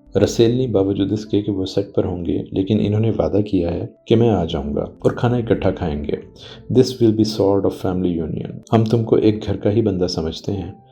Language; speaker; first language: Urdu; non-native, local second language; Punjabi